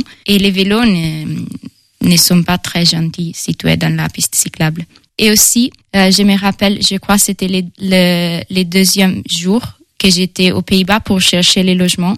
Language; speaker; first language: French; non-native, fluent; Italian